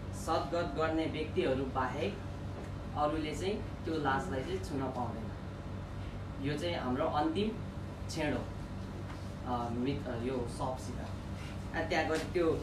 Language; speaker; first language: Nepali; non-native, local second language; Gurung